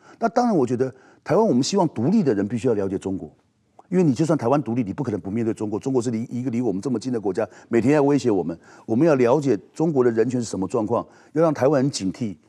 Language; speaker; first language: Chinese; native; Chinese